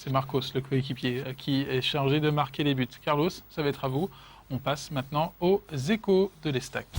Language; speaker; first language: French; native; French